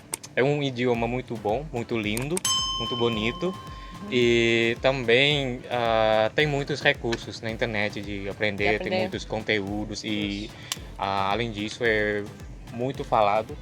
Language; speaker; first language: Portuguese; non-native, fluent; Indonesian